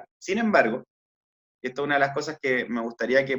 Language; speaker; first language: Spanish; native; Spanish